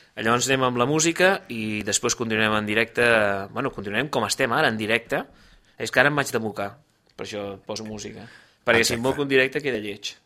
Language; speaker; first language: Catalan; native; Catalan